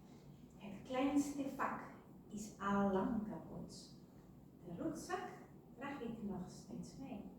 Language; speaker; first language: Dutch; non-native, fluent; Spanish